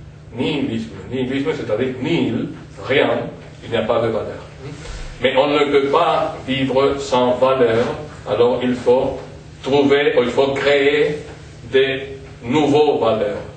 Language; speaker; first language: French; non-native, fluent; Spanish